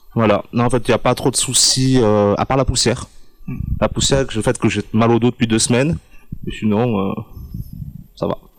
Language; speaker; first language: French; native; French